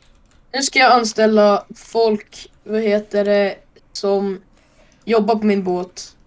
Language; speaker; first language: Swedish; native; Swedish